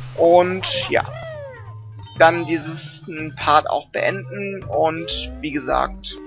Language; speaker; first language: German; native; German